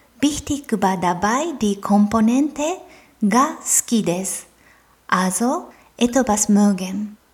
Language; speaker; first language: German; non-native, fluent; Japanese